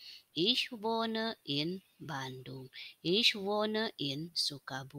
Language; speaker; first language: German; non-native, learner; Indonesian